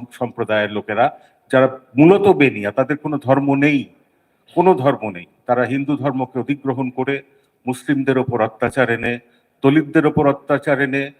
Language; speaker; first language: Bangla; native; Bangla